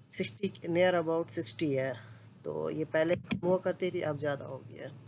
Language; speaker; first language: Urdu; non-native, local second language; Punjabi